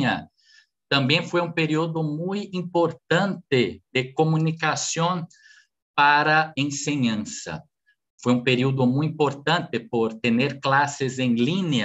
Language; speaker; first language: Spanish; non-native, fluent; Portuguese